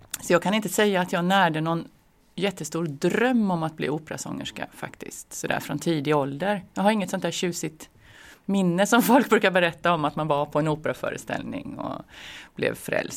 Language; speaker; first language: Swedish; native; Swedish